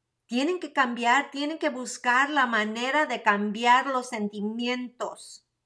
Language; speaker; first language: Spanish; early bilingual, heritage; Spanish